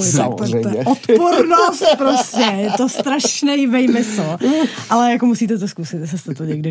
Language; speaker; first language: Czech; native; Czech